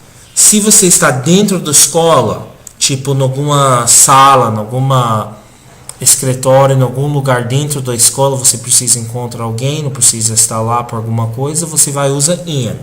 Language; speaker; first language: Portuguese; non-native, fluent; English